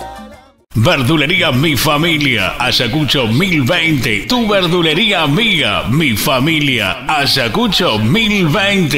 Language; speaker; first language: Spanish; native; Spanish